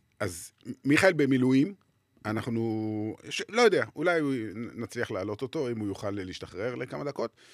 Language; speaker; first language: Hebrew; native; Hebrew